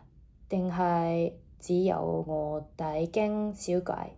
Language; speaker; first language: Cantonese; non-native, fluent; Japanese